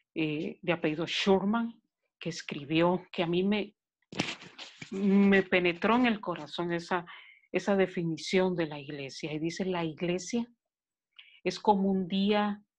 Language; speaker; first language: Spanish; native; Spanish